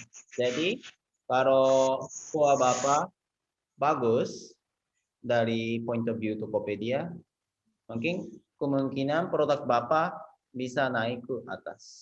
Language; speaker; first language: Indonesian; non-native, fluent; Japanese